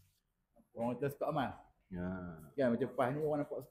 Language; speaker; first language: Malay; native; Malay